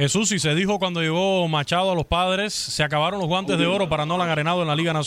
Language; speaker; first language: Spanish; native; Spanish